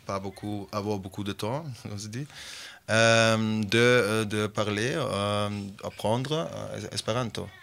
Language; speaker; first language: French; non-native, fluent; Bosnian